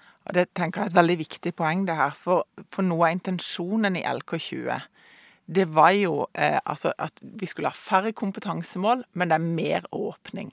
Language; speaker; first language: Norwegian; native; Norwegian